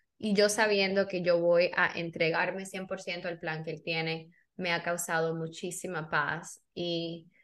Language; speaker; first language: Spanish; native; Spanish